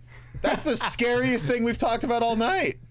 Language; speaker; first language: English; native; English